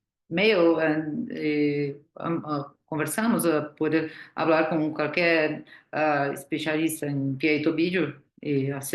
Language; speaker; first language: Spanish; non-native, learner; Portuguese